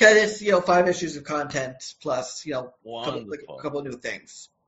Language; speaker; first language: English; native; English